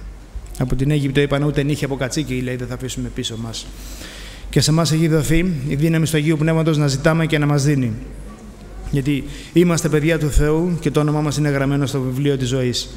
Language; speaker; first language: Greek; native; Greek